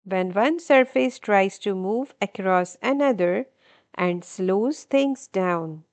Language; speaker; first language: English; non-native, local second language; Marathi